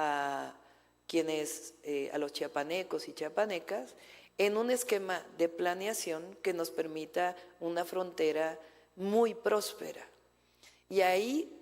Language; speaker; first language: Spanish; native; Spanish